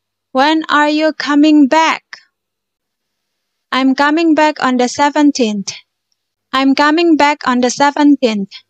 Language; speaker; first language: English; non-native, fluent; Indonesian